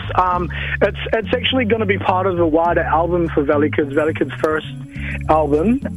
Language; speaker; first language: English; native; English